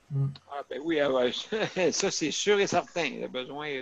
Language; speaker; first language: French; native; French